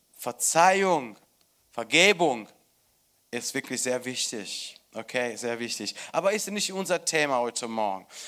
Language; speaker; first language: German; non-native, fluent; Italian